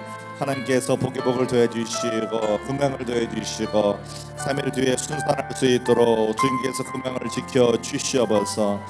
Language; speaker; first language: Korean; native; Korean